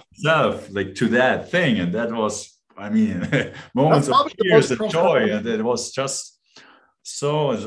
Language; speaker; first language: English; non-native, fluent; German